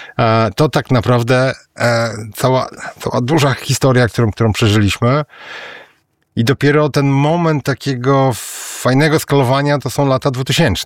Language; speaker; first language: Polish; native; Polish